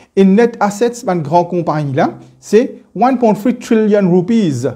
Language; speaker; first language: French; non-native, local second language; Morisyen